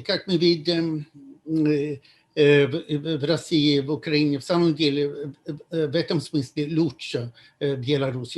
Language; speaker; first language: Russian; non-native, fluent; Swedish